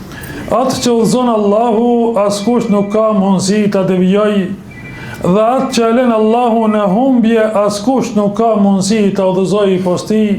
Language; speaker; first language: Albanian; native; Albanian